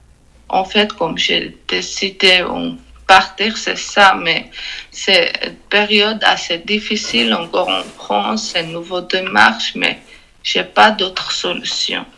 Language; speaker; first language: French; non-native, learner; Georgian